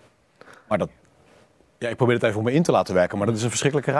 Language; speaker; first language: Dutch; native; Dutch